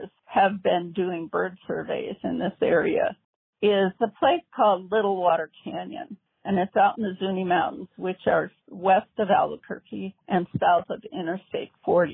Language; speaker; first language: English; native; English